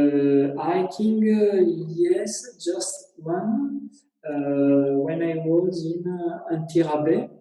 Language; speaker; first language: English; non-native, learner; Italian